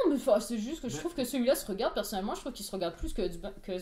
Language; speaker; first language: French; native; French